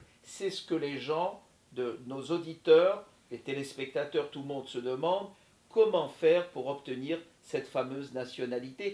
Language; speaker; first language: French; native; French